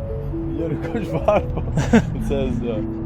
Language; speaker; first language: Albanian; early bilingual, heritage; Albanian